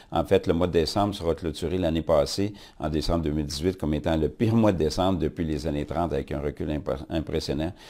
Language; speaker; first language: French; native; French